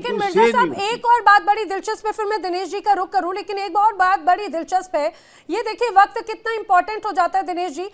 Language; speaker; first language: Hindi; native; Hindi